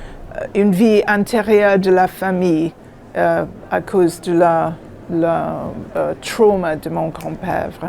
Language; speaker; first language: French; non-native, learner; English